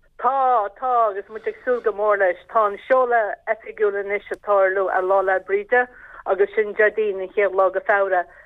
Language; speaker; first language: Irish; native; Irish